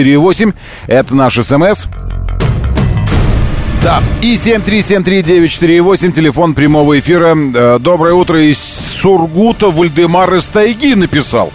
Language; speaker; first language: Russian; native; Russian